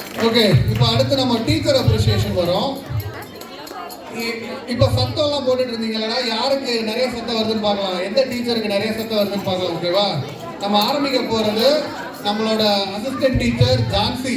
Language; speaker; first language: Tamil; native; Tamil